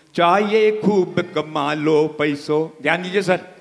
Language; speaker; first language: Hindi; native; Hindi